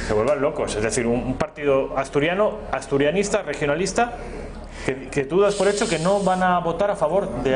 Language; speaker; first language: Spanish; native; Spanish